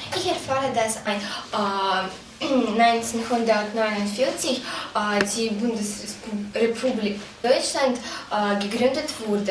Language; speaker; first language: German; non-native, learner; Russian